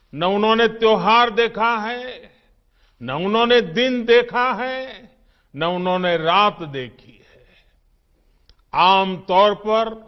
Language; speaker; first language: Hindi; non-native, local second language; Gujarati